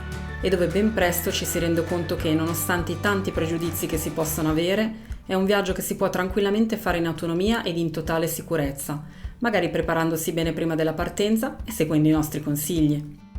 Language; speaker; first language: Italian; native; Italian